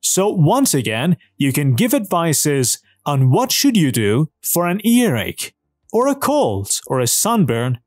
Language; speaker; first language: English; non-native, fluent; Persian